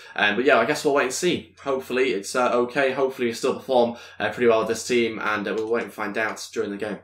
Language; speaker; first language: English; native; English